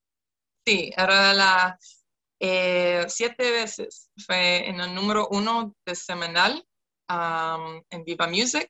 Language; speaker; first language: Spanish; non-native, fluent; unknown